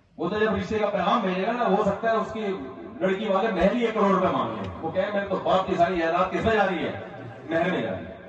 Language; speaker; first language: Urdu; native; Urdu